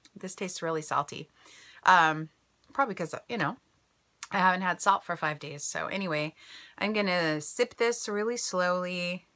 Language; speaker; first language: English; native; English